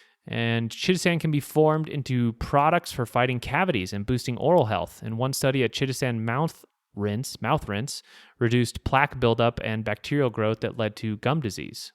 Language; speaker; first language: English; native; English